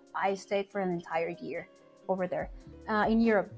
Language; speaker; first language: English; non-native, fluent; Spanish